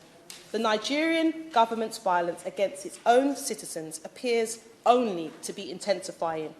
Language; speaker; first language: English; native; English